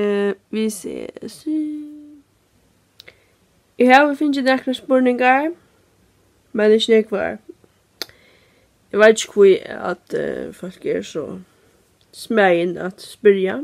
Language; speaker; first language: Norwegian; non-native, learner; Faroese